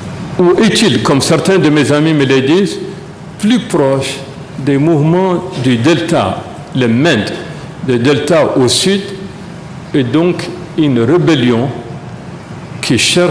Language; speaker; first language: French; non-native, local second language; Arabic